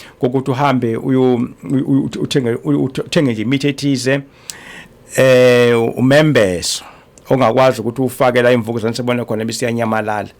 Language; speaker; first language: Zulu; native; Zulu